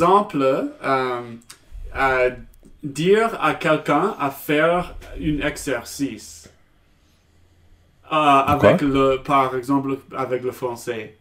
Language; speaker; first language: French; non-native, learner; English